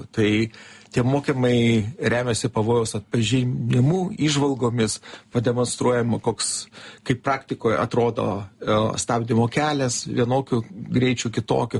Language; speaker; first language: Lithuanian; native; Lithuanian